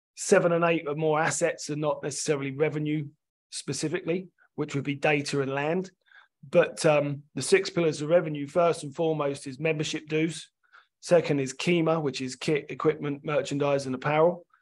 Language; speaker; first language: English; native; English